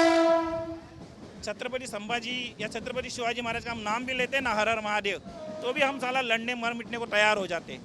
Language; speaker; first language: Hindi; native; Hindi